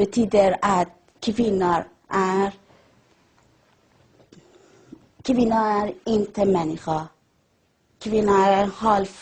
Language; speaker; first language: Swedish; non-native, learner; Persian